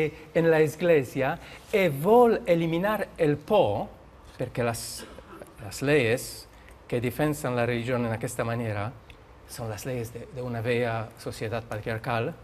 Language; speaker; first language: Catalan; non-native, learner; Polish